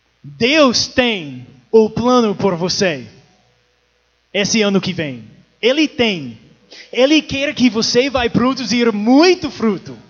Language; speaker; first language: Portuguese; non-native, learner; English